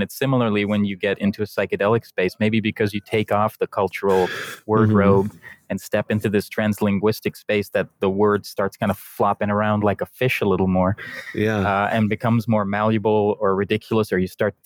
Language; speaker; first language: English; non-native, fluent; Dutch